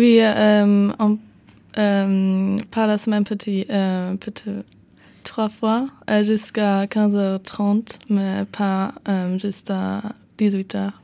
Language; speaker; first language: French; non-native, learner; German